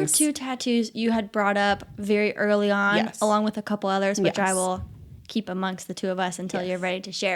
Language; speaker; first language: English; native; English